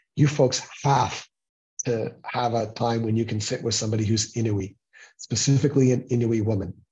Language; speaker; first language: English; native; English